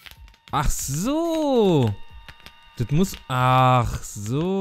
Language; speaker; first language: German; native; German